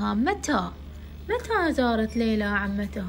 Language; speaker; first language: Arabic; native; Arabic